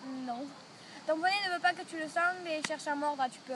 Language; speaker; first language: French; native; French